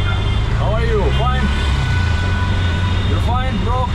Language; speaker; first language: English; non-native, learner; Arabic